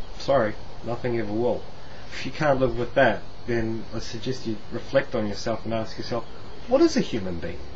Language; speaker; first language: English; native; English